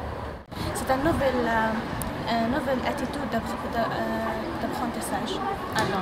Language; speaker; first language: French; non-native, learner; Arabic